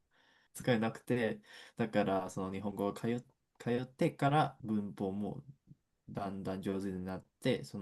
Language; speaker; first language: Japanese; non-native, fluent; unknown